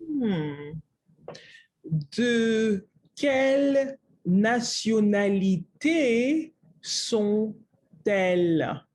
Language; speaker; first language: French; non-native, learner; English